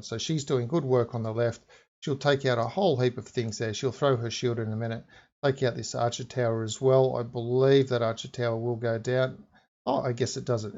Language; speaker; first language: English; native; English